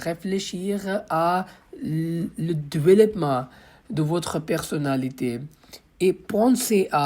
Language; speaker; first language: French; non-native, fluent; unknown